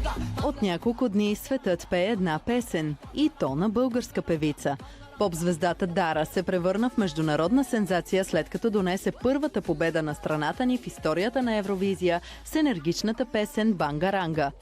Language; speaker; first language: Bulgarian; native; Bulgarian